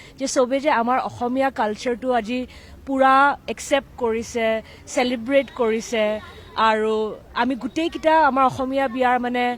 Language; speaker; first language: Assamese; native; Assamese